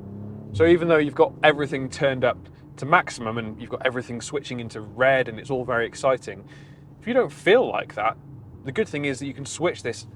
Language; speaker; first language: English; native; English